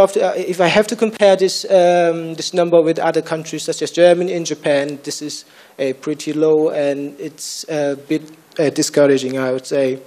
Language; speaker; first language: English; non-native, fluent; Korean